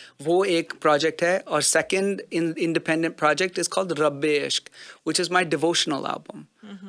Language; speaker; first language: English; early bilingual, other home language; Punjabi